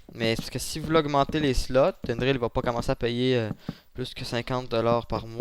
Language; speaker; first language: French; native; French